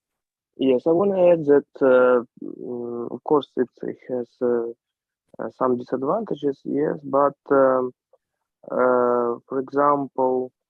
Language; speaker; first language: English; non-native, learner; Ukrainian